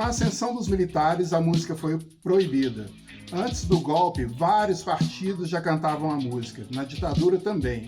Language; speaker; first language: Portuguese; native; Portuguese